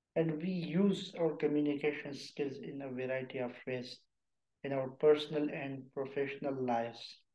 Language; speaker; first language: English; non-native, local second language; Urdu